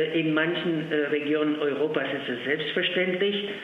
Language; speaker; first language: German; non-native, fluent; Polish